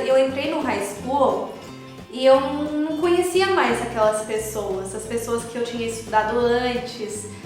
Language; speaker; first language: Portuguese; early bilingual, other home language; English